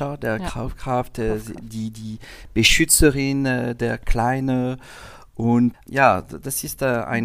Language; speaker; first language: German; non-native, learner; French